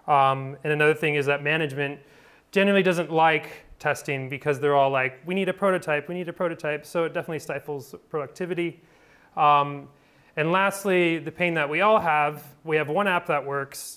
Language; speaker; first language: English; native; English